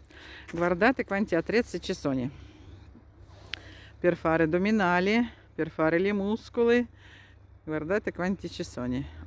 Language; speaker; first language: Italian; non-native, fluent; Russian